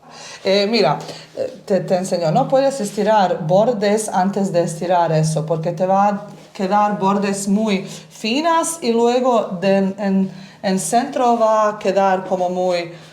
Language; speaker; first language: Spanish; early bilingual, heritage; Bosnian